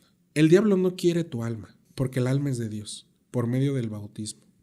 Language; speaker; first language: Spanish; native; Spanish